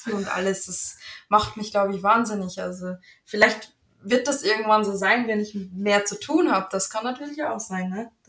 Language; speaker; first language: German; native; German